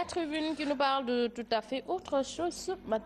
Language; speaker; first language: French; non-native, local second language; Wolof